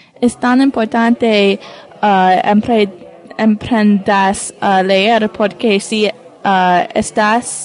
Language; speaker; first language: Spanish; non-native, learner; English